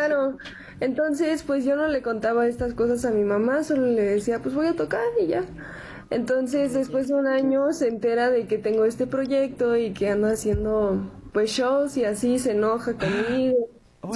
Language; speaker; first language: Spanish; non-native, local second language; Korean